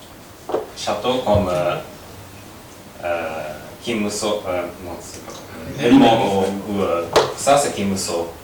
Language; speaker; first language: French; non-native, fluent; Japanese